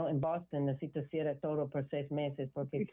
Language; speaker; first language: Spanish; non-native, learner; English